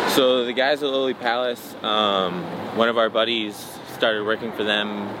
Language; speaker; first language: English; native; English